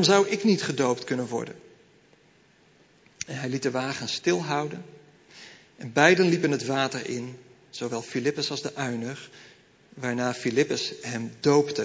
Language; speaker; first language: Dutch; native; Dutch